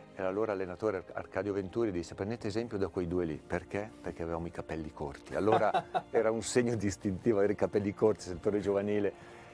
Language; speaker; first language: Italian; native; Italian